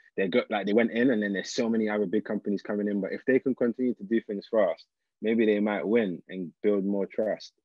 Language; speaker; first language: English; native; English